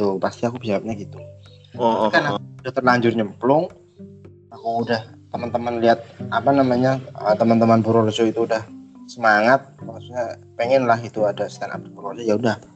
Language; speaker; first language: Indonesian; native; Indonesian